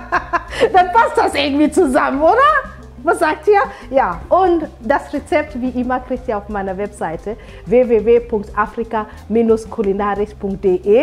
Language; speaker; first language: German; non-native, fluent; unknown